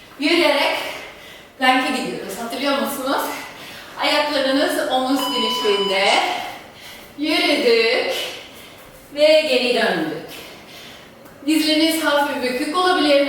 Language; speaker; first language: Turkish; non-native, fluent; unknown